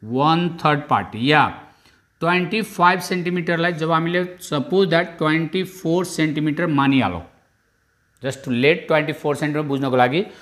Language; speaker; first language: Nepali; non-native, local second language; Bhojpuri